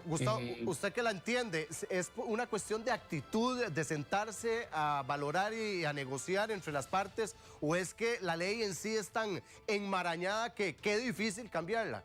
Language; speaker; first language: Spanish; native; Spanish